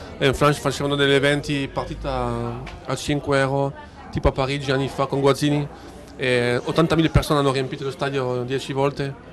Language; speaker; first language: Italian; non-native, fluent; French